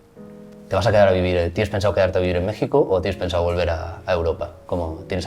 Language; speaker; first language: Spanish; native; Spanish